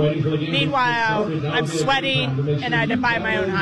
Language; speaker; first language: English; native; English